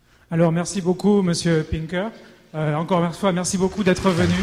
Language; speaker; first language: French; native; French